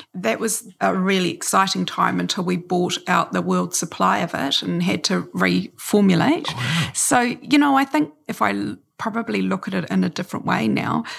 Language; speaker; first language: English; native; English